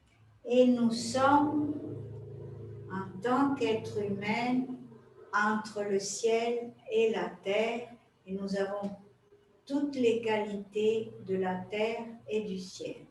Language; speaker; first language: French; non-native, fluent; Italian